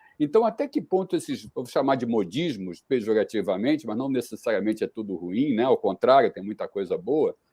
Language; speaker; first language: Portuguese; native; Portuguese